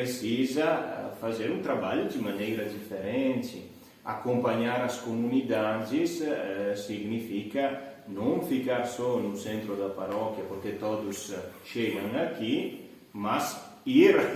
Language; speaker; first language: Portuguese; non-native, fluent; Italian